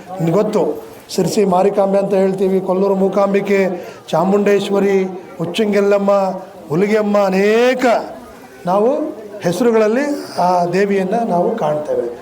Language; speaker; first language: Kannada; non-native, local second language; Lambadi